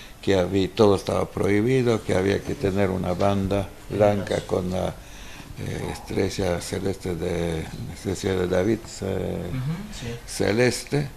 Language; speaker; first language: Spanish; non-native, fluent; Polish